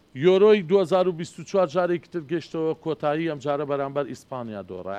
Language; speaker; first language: Central Kurdish; native; Central Kurdish